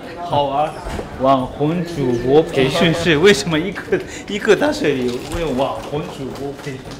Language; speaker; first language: Chinese; non-native, fluent; Japanese